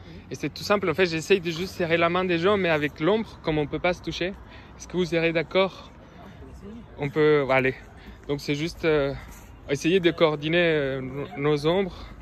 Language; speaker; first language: French; non-native, fluent; Spanish